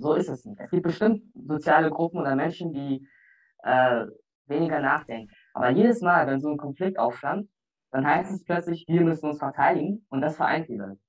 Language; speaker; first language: German; non-native, fluent; Russian